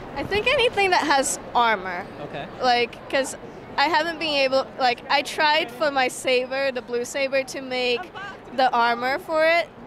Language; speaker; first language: English; non-native, fluent; Portuguese